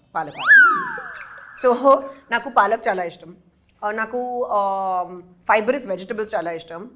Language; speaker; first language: Telugu; non-native, learner; Hindi